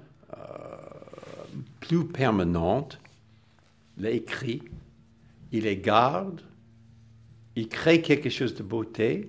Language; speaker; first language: French; non-native, fluent; English